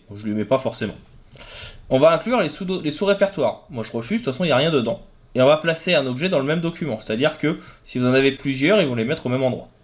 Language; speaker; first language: French; native; French